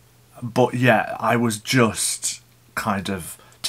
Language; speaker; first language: English; native; English